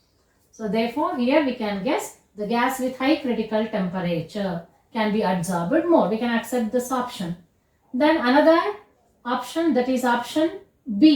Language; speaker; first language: English; non-native, local second language; Kannada